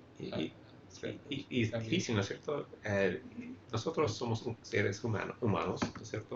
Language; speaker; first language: Spanish; non-native, fluent; English